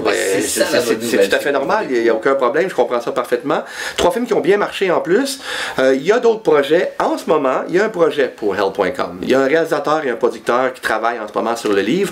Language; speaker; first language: French; native; French